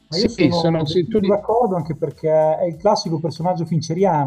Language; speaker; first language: Italian; native; Italian